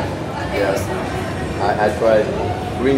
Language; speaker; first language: English; non-native, learner; Korean